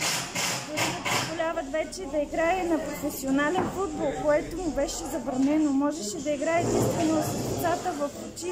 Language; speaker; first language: Bulgarian; native; Bulgarian